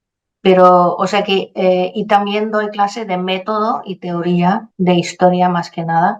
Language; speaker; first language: Spanish; non-native, fluent; Danish